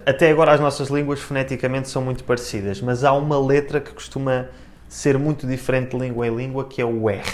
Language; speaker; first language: Portuguese; native; Portuguese